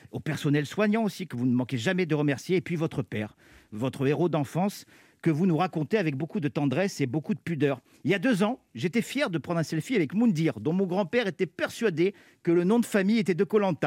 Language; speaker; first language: French; native; French